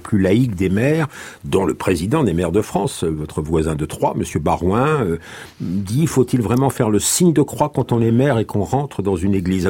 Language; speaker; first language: French; native; French